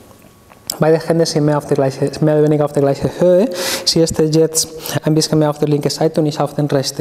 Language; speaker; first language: German; non-native, fluent; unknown